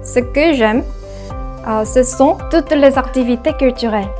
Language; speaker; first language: French; non-native, learner; Korean